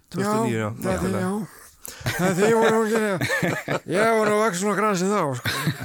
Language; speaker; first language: Icelandic; early bilingual, heritage; Icelandic